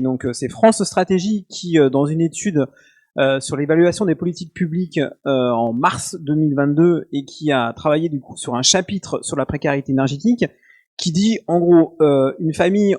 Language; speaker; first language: French; native; French